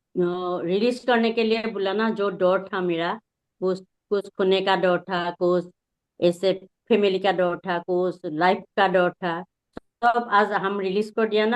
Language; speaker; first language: Hindi; non-native, local second language; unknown